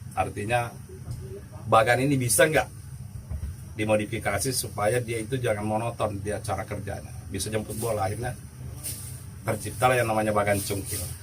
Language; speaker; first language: Indonesian; non-native, local second language; Buginese